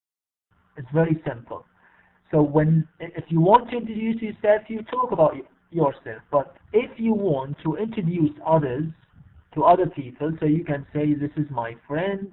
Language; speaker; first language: English; non-native, fluent; Arabic